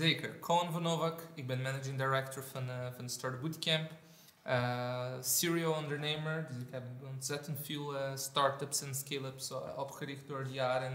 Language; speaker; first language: Dutch; non-native, fluent; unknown